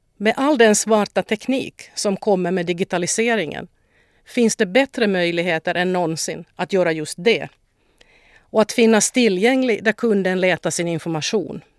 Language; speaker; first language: Swedish; native; Swedish